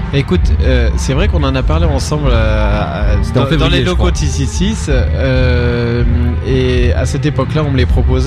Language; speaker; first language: French; native; French